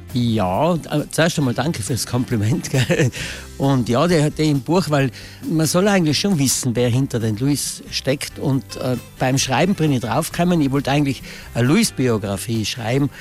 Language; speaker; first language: German; native; German